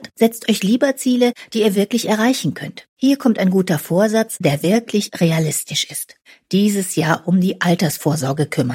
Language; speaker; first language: German; native; German